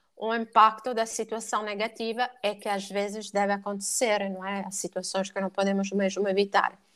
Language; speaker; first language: Portuguese; non-native, fluent; Italian